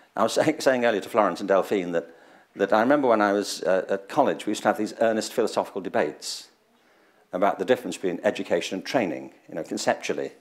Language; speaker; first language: English; native; English